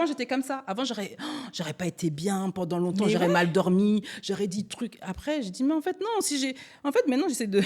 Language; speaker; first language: French; native; French